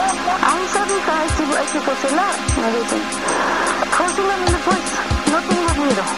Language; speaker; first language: Spanish; non-native, local second language; Quechua